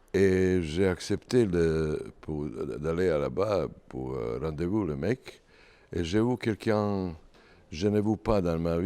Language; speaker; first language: French; non-native, learner; Serbian